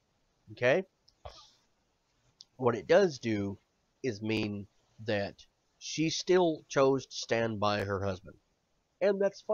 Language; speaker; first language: English; native; English